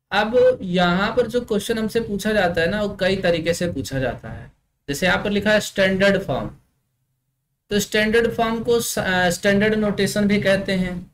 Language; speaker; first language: Hindi; native; Hindi